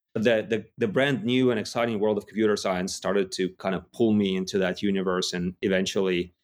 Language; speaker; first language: English; non-native, fluent; Russian